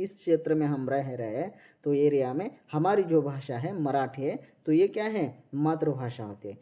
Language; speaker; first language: Hindi; non-native, local second language; Marathi